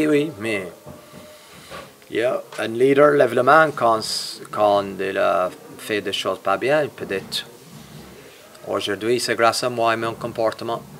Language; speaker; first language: French; non-native, fluent; English